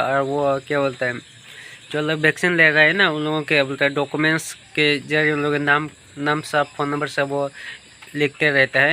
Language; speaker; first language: Hindi; non-native, local second language; Santali